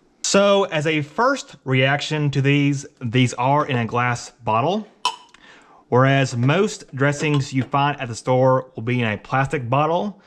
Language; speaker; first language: English; native; English